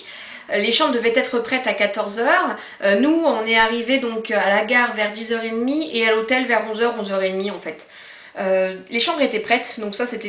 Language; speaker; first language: French; native; French